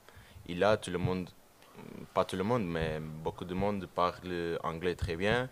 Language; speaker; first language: French; non-native, learner; Portuguese